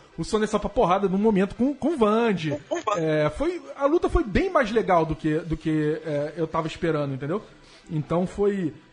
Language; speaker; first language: Portuguese; native; Portuguese